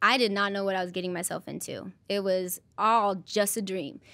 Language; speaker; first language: English; native; English